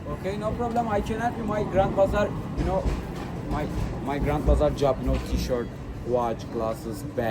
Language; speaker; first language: English; non-native, learner; Turkish